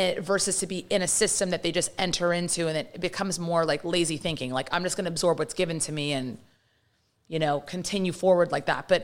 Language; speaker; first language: English; native; English